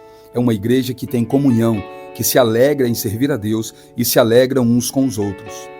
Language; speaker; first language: Portuguese; native; Portuguese